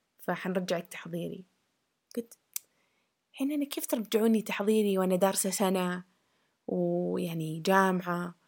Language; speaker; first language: Arabic; early bilingual, heritage; Arabic